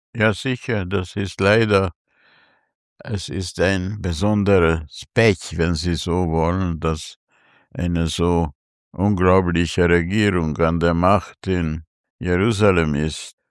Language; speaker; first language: German; non-native, fluent; Hungarian